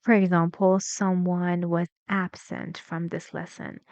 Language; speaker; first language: English; non-native, fluent; Persian